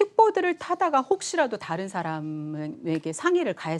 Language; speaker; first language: Korean; native; Korean